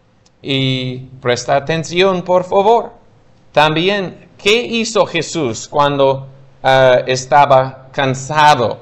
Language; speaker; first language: Spanish; non-native, fluent; English